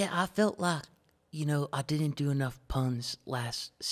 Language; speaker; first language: English; native; English